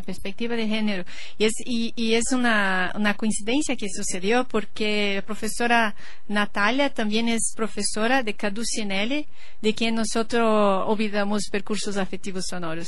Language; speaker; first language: Spanish; non-native, learner; Portuguese